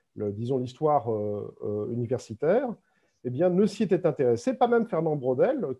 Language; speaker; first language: French; native; French